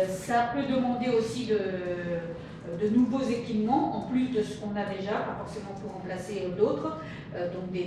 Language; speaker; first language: French; native; French